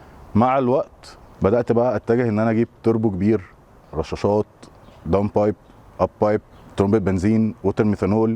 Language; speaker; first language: Arabic; native; Arabic